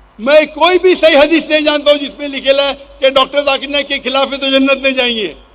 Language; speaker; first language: Urdu; non-native, local second language; Konkani